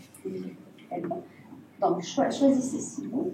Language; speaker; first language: French; non-native, fluent; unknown